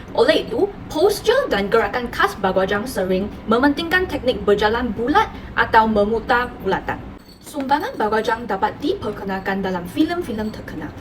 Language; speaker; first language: Malay; non-native, local second language; Chinese